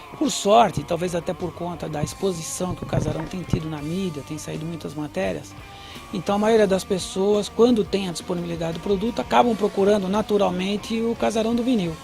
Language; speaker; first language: Portuguese; native; Portuguese